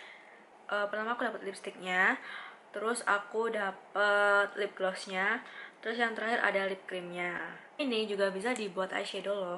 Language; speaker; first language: Indonesian; native; Indonesian